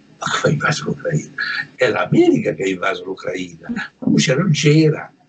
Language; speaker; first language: Italian; native; Italian